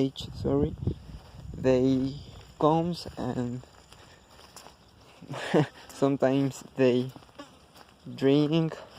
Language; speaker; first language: English; non-native, learner; Spanish